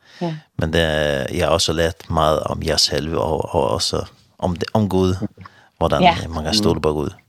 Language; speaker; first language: Danish; non-native, learner; Faroese